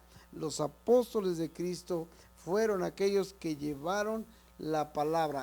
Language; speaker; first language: Spanish; native; Spanish